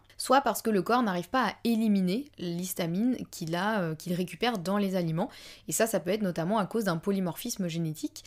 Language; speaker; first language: French; native; French